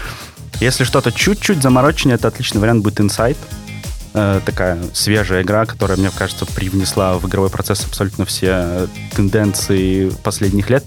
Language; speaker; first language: Russian; native; Russian